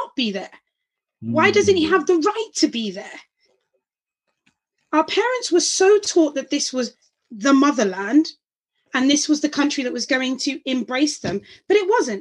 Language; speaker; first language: English; native; English